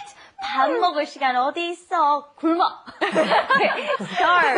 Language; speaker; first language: Korean; non-native, fluent; English